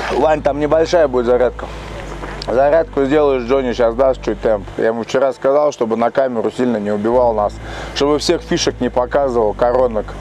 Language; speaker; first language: Russian; native; Russian